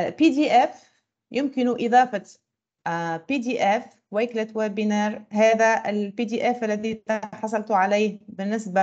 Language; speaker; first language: Arabic; native; Arabic